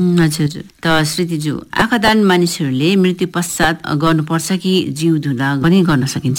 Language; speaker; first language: Nepali; native; Nepali